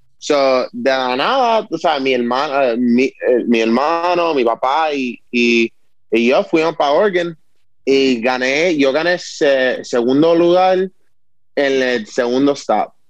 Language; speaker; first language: Spanish; early bilingual, heritage; Spanish